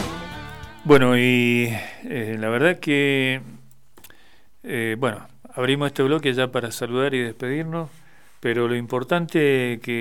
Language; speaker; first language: Spanish; native; Spanish